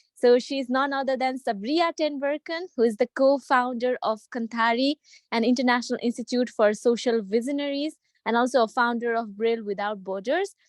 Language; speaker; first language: English; non-native, local second language; Nepali